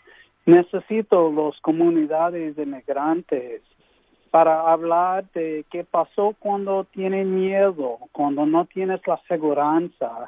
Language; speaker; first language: Spanish; early bilingual, heritage; English